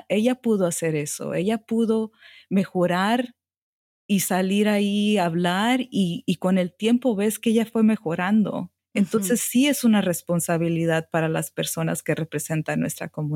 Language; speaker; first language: Spanish; early bilingual, heritage; Spanish